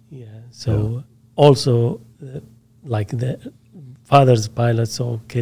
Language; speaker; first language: English; non-native, learner; Arabic